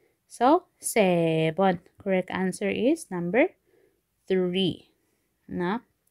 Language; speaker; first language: English; non-native, local second language; Filipino